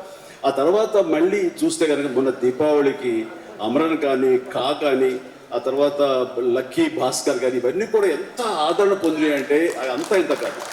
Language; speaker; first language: Telugu; native; Telugu